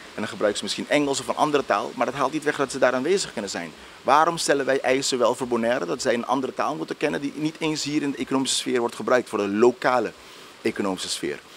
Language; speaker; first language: Dutch; non-native, local second language; Papiamento